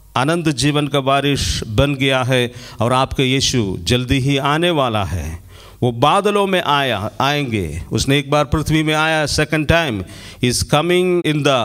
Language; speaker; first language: Hindi; non-native, local second language; Malayalam